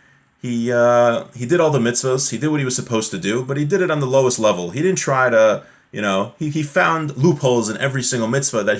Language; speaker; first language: English; native; English